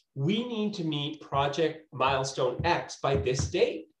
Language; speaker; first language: English; native; English